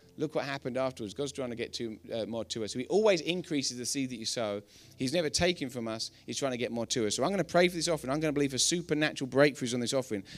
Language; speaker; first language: English; native; English